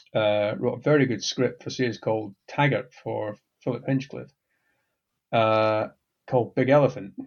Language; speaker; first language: English; native; English